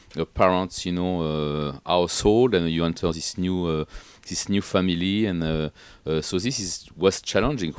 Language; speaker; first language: English; non-native, fluent; French